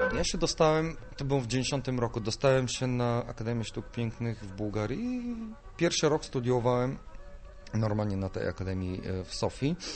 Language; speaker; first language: Polish; non-native, fluent; Bulgarian